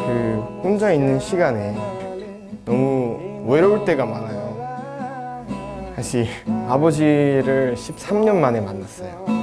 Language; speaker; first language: Korean; early bilingual, other home language; Nepali